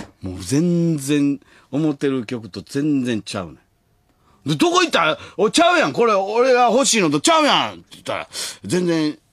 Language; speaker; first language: Japanese; native; Japanese